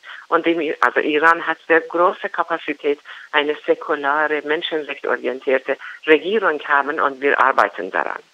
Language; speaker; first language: German; non-native, learner; Persian